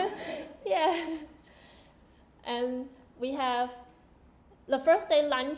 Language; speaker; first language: English; non-native, learner; Chinese